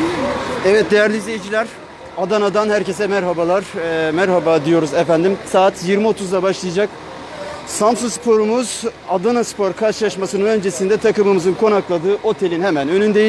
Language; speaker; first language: Turkish; native; Turkish